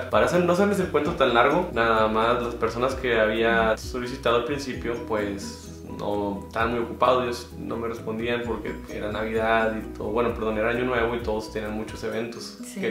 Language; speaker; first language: Spanish; native; Spanish